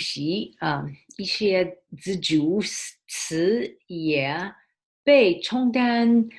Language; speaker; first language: Chinese; early bilingual, heritage; Chinese